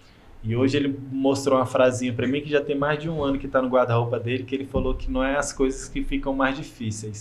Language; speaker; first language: Portuguese; native; Portuguese